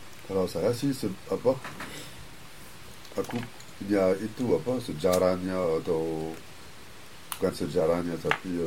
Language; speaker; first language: Indonesian; non-native, fluent; French